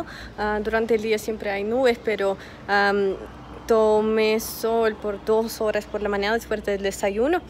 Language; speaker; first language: Spanish; non-native, fluent; Russian